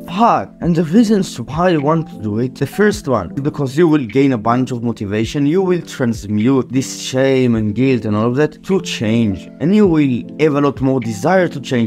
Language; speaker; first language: English; non-native, fluent; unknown